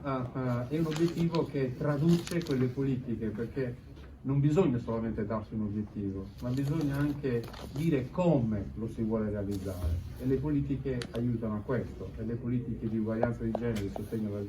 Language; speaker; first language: Italian; native; Italian